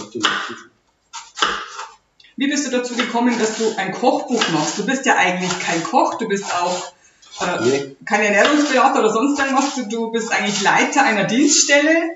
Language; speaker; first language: German; native; German